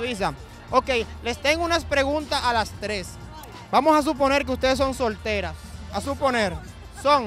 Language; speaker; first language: Spanish; native; Spanish